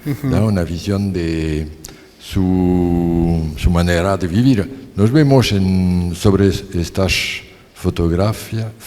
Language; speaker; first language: Spanish; non-native, learner; French